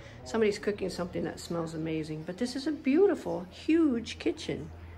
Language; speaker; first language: English; native; English